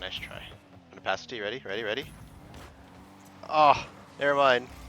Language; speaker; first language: English; native; English